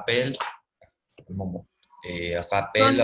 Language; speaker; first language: French; non-native, learner; Spanish